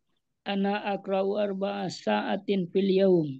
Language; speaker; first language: Arabic; non-native, learner; Indonesian